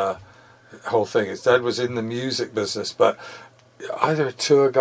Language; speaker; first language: English; native; English